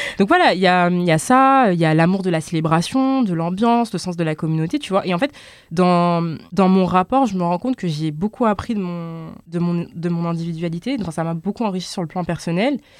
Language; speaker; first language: French; early bilingual, other home language; Lingala